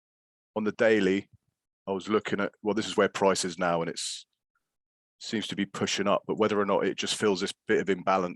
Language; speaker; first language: English; native; English